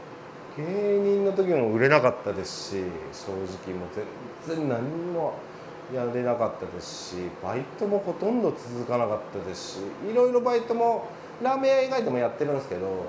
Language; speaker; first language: Japanese; native; Japanese